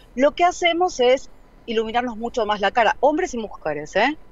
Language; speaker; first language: Spanish; native; Spanish